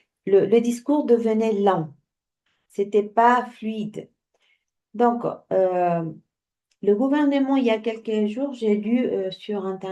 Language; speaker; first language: French; non-native, fluent; Spanish